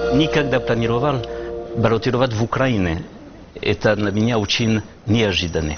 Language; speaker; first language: Ukrainian; non-native, learner; French